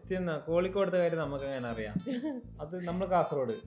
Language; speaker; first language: Malayalam; native; Malayalam